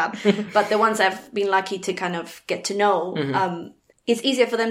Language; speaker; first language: English; non-native, fluent; Spanish